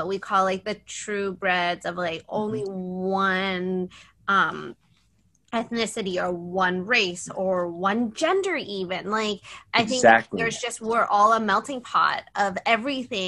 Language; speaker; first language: English; native; English